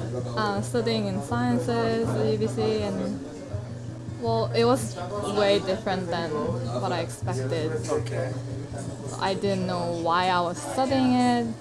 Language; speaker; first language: English; non-native, fluent; Korean